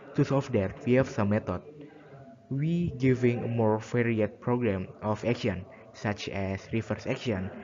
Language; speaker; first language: English; non-native, learner; Indonesian